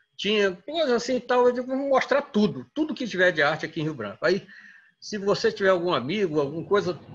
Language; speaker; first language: Portuguese; native; Portuguese